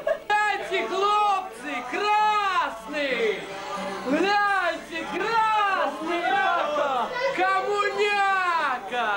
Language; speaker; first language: Russian; native; Russian